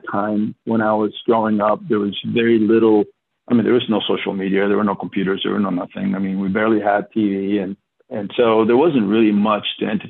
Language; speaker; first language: English; non-native, fluent; Spanish